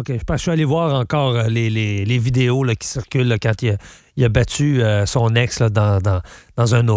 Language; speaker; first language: French; native; French